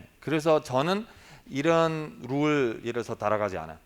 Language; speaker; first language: Korean; non-native, fluent; German